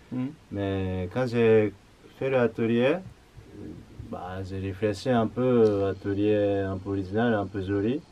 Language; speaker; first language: French; non-native, learner; Japanese